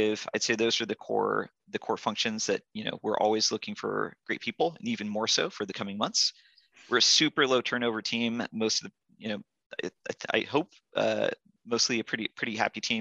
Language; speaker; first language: English; native; English